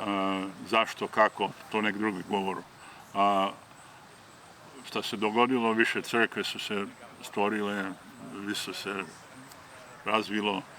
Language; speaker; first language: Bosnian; early bilingual, heritage; Serbian